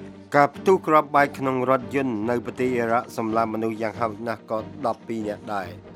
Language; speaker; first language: Khmer; native; Khmer